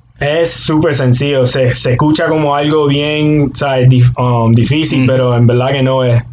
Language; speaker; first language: Spanish; native; Spanish